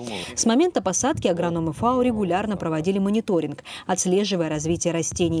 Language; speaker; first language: Russian; native; Russian